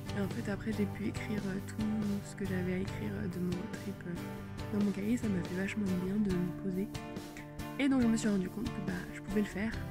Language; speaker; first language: French; native; French